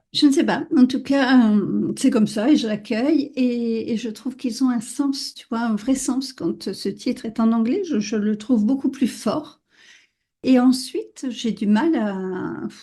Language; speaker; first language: French; native; French